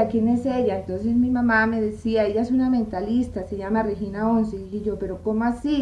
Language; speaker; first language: Spanish; native; Spanish